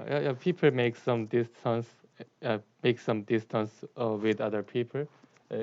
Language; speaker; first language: English; non-native, learner; Korean